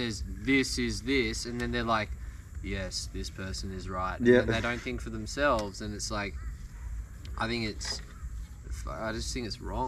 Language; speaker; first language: English; native; English